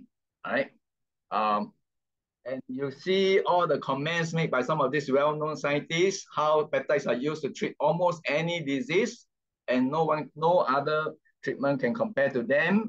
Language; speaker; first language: English; non-native, fluent; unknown